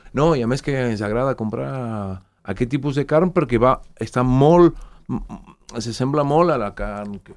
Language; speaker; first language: Catalan; non-native, fluent; Spanish